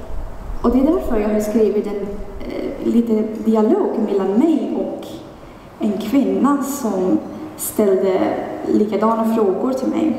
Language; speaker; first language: Swedish; non-native, fluent; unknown